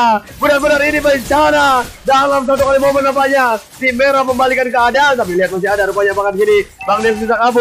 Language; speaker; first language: Indonesian; native; Indonesian